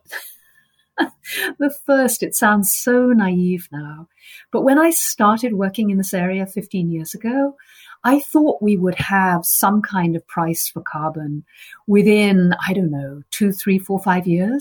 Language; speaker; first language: English; native; English